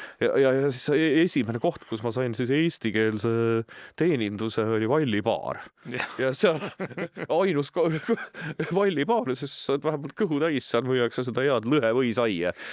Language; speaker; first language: Estonian; native; Estonian